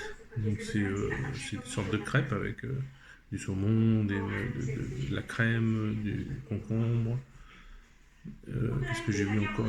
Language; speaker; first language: French; native; French